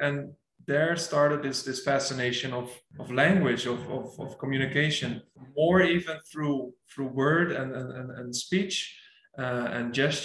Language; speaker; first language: English; non-native, fluent; Dutch